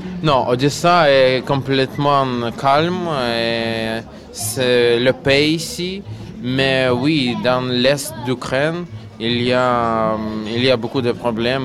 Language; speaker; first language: French; non-native, learner; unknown